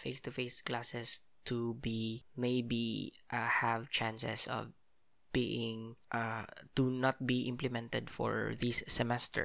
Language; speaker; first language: English; non-native, local second language; Cebuano